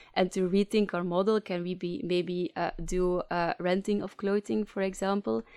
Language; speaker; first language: English; non-native, fluent; Dutch